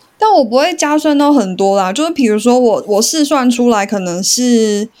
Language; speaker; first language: Chinese; native; Chinese